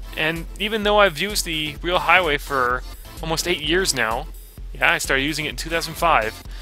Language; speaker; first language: English; native; English